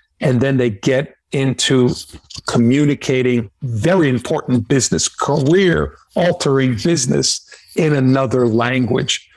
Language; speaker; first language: English; native; English